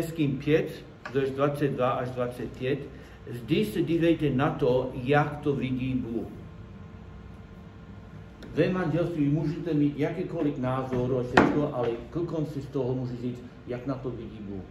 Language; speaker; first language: Czech; non-native, learner; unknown